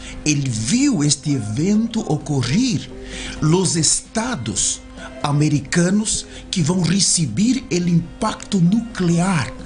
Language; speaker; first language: Spanish; non-native, learner; Portuguese